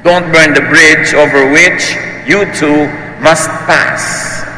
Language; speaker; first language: English; non-native, local second language; Filipino